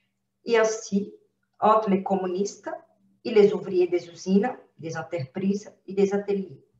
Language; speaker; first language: French; non-native, fluent; Portuguese